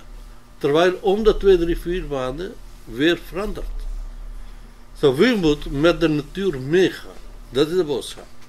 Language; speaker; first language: Dutch; non-native, fluent; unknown